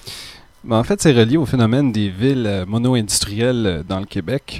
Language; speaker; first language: French; native; French